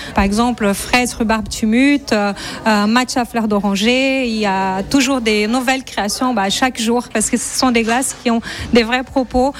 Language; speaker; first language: French; non-native, fluent; Portuguese